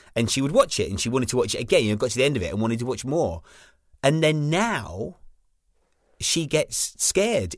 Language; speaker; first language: English; native; English